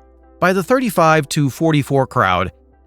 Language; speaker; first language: English; native; English